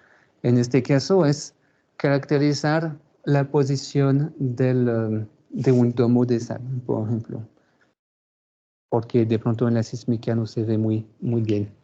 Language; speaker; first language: Spanish; non-native, fluent; French